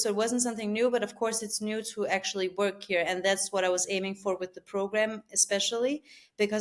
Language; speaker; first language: English; non-native, fluent; Albanian